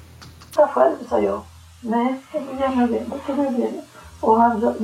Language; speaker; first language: Swedish; non-native, learner; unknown